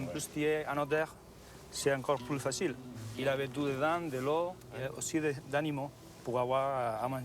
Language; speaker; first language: French; non-native, fluent; Spanish